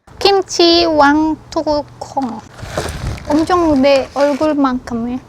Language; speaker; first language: Korean; non-native, learner; Indonesian